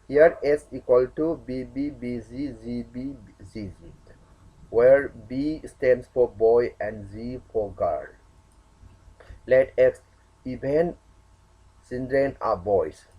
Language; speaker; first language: English; non-native, local second language; Manipuri